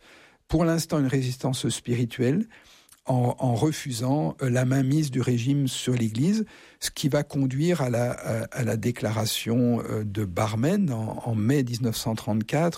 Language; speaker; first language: French; native; French